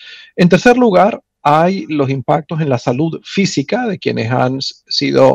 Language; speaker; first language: Spanish; native; Spanish